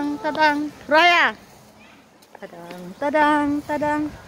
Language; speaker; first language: Korean; non-native, learner; Filipino